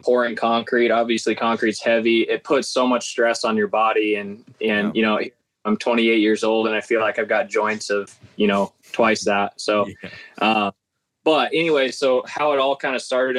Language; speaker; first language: English; native; English